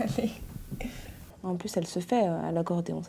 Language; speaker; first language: French; native; French